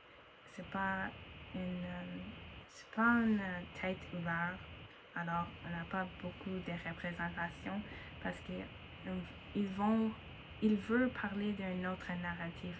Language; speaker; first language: French; non-native, learner; English